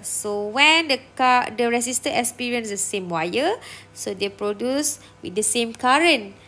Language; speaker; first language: English; non-native, local second language; Malay